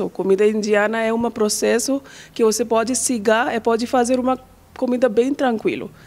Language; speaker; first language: Portuguese; non-native, learner; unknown